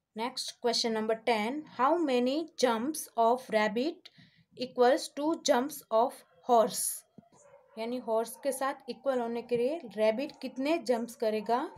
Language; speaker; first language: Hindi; non-native, local second language; Gujarati